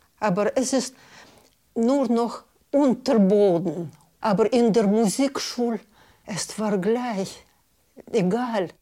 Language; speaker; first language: German; non-native, learner; Russian